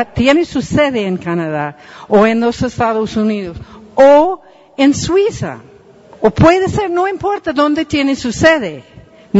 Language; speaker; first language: Spanish; non-native, fluent; English